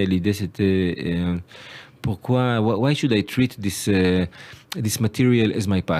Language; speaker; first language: French; non-native, learner; Hebrew